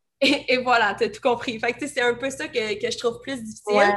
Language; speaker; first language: French; native; French